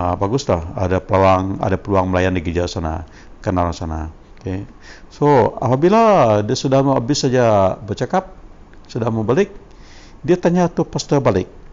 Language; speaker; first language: Malay; non-native, local second language; Iban